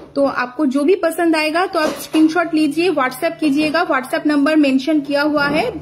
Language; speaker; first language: Hindi; non-native, local second language; Bangla